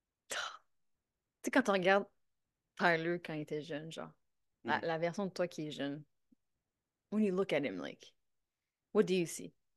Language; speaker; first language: French; native; French